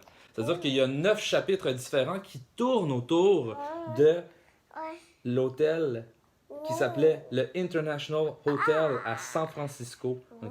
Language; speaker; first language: French; native; French